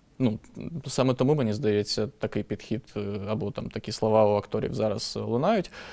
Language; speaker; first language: Ukrainian; native; Ukrainian